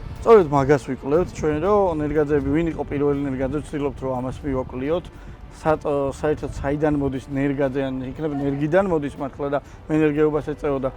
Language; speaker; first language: Georgian; native; Georgian